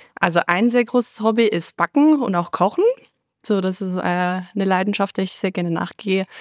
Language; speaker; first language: German; native; German